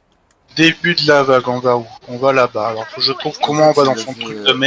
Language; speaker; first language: French; native; French